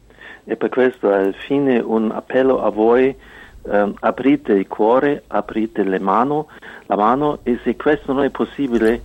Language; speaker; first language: Italian; non-native, fluent; German